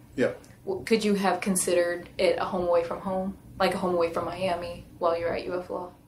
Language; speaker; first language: English; native; English